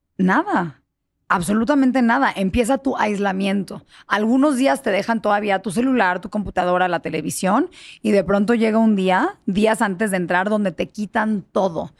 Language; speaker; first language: Spanish; early bilingual, heritage; Spanish